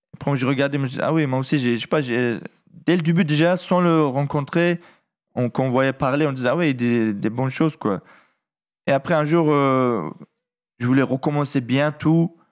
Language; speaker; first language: French; non-native, fluent; Russian